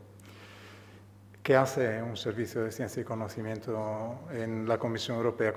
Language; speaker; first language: Spanish; non-native, fluent; Italian